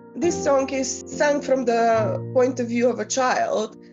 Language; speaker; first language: English; non-native, fluent; Bulgarian